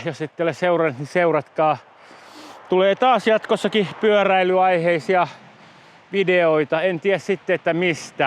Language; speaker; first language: Finnish; native; Finnish